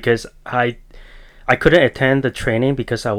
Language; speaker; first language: English; non-native, local second language; Chinese